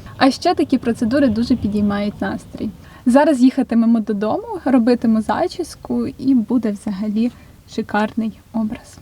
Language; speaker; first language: Ukrainian; non-native, local second language; Russian